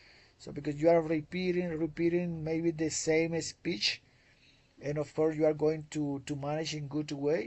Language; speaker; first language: English; non-native, learner; Spanish